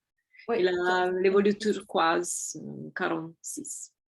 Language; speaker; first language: French; non-native, fluent; Italian